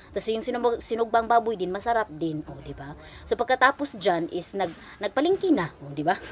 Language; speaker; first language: Filipino; non-native, local second language; Cebuano